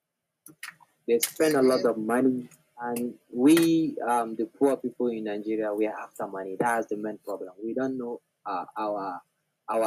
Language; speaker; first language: English; non-native, local second language; Hausa